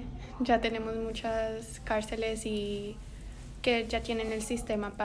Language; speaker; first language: Spanish; early bilingual, heritage; Spanish